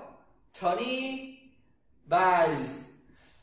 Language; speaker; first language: English; non-native, learner; Vietnamese